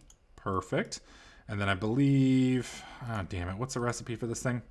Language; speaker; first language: English; native; English